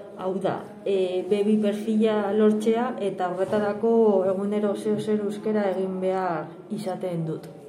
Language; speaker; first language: Basque; non-native, local second language; Spanish